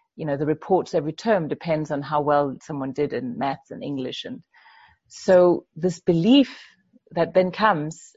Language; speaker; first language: English; non-native, fluent; Danish